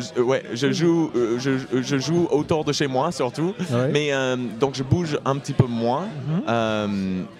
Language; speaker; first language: French; non-native, fluent; English